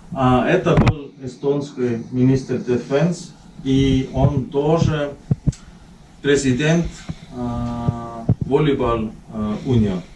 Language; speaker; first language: Russian; non-native, learner; Estonian